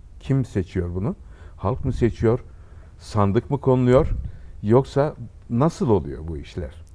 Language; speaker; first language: Turkish; native; Turkish